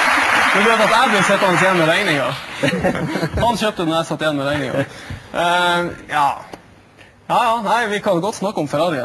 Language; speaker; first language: Norwegian; native; Norwegian